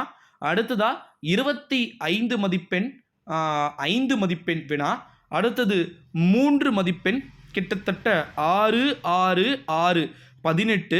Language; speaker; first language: Tamil; native; Tamil